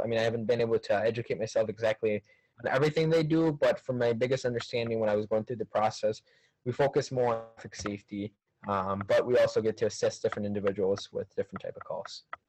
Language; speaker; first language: English; early bilingual, other home language; Spanish